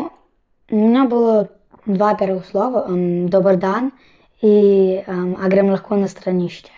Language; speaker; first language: Russian; early bilingual, heritage; Russian